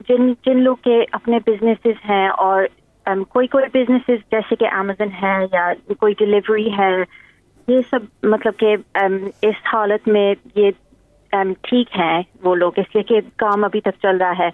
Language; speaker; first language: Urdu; early bilingual, heritage; English